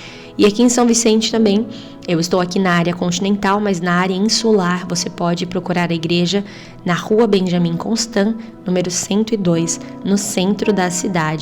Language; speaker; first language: Portuguese; native; Portuguese